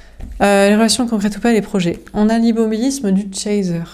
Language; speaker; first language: French; native; French